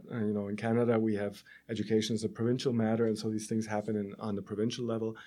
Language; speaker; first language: English; non-native, fluent; German